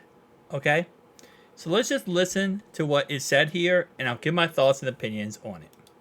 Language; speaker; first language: English; native; English